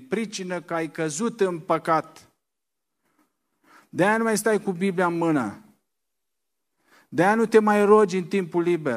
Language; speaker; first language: Romanian; native; Romanian